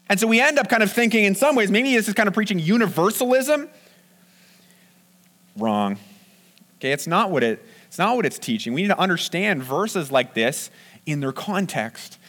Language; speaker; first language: English; native; English